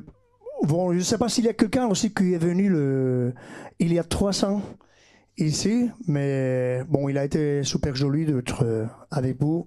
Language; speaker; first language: French; non-native, fluent; Basque